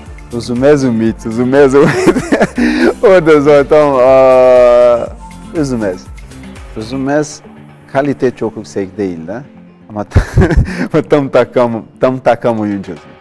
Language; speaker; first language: Turkish; non-native, learner; Portuguese